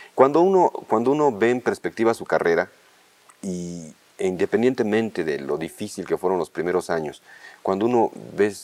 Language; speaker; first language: Spanish; native; Spanish